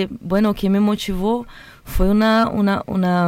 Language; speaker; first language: Spanish; non-native, learner; Portuguese